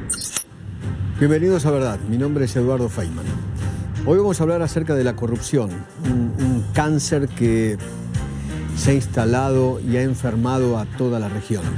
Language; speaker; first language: Spanish; native; Spanish